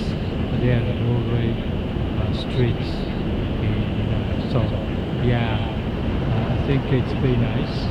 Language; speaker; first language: English; non-native, fluent; Japanese